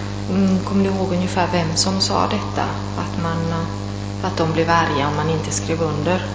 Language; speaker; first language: Swedish; non-native, fluent; Italian